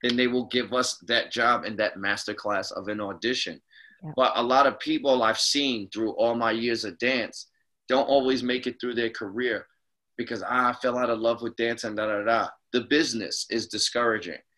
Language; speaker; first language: English; native; English